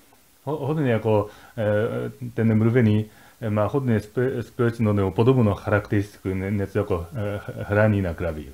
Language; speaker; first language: Czech; non-native, fluent; Japanese